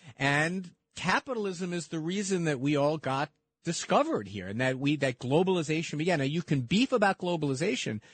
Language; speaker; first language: English; early bilingual, other home language; Italian